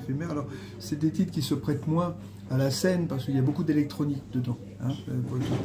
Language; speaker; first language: French; native; French